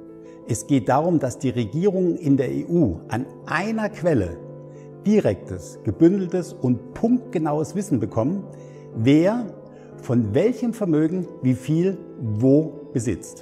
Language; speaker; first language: German; native; German